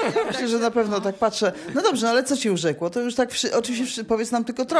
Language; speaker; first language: Polish; native; Polish